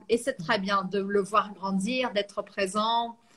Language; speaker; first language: French; non-native, fluent; Portuguese